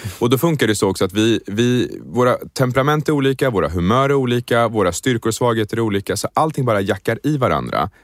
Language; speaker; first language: Swedish; native; Swedish